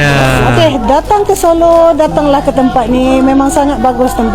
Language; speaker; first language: Malay; native; Malay